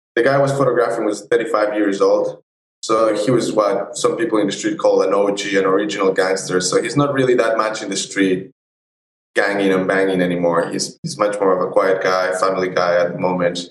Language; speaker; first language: English; non-native, fluent; Spanish